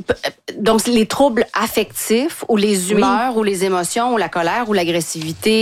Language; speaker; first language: French; native; French